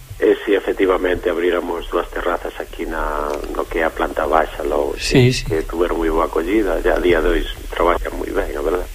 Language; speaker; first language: Galician; native; Galician